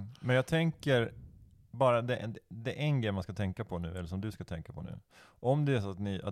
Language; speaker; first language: Swedish; native; Swedish